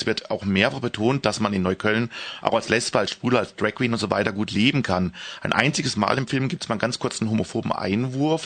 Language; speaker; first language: German; native; German